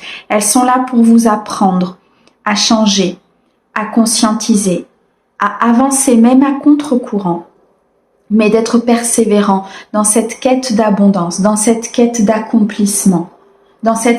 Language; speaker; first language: French; native; French